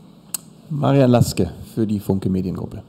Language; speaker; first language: German; native; German